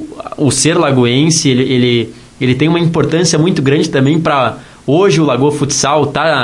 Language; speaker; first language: Portuguese; native; Portuguese